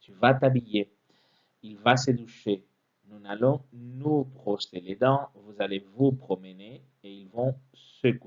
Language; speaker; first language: French; non-native, fluent; Spanish